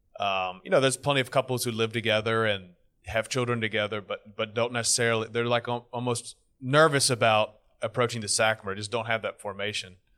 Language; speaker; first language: English; native; English